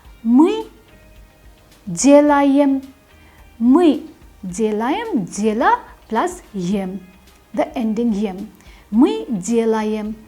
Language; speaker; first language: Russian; non-native, fluent; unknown